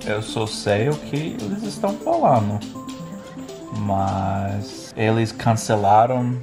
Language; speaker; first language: Portuguese; non-native, fluent; English